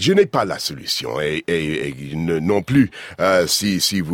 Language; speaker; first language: French; non-native, fluent; English